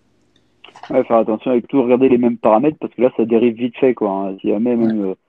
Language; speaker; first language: French; native; French